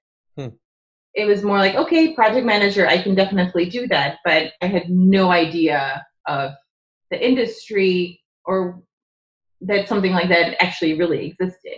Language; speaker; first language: English; non-native, fluent; Czech